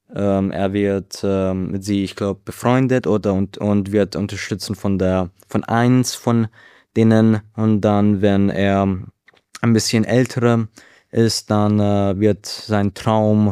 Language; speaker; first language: German; non-native, learner; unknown